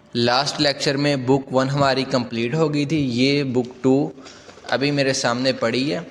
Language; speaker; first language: Urdu; non-native, local second language; Punjabi